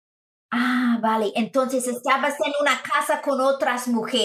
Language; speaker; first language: Spanish; non-native, fluent; English